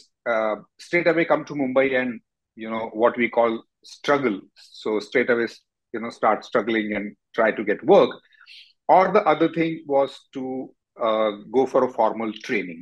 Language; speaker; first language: English; non-native, local second language; Marathi